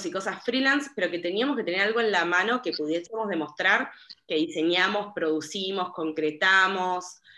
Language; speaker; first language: Spanish; native; Spanish